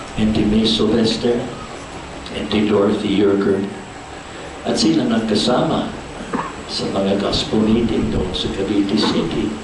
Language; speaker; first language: Filipino; non-native, fluent; English